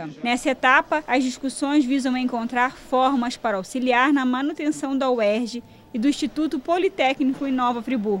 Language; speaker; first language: Portuguese; native; Portuguese